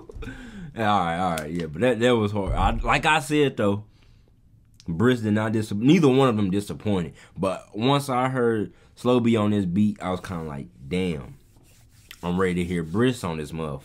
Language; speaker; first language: English; native; English